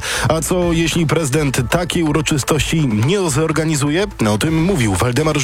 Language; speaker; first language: Polish; native; Polish